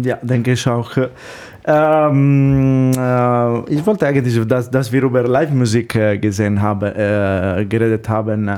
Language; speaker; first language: German; non-native, learner; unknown